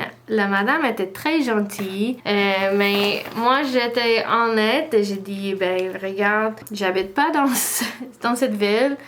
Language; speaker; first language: French; non-native, learner; English